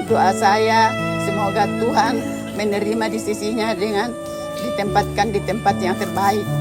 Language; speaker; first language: Indonesian; non-native, local second language; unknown